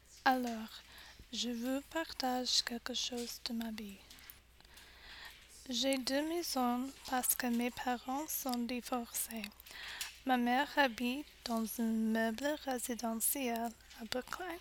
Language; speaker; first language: French; non-native, learner; English